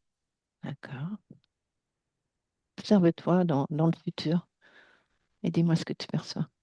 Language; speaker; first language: French; native; French